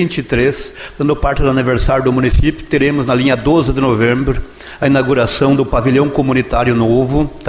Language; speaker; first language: Portuguese; native; Portuguese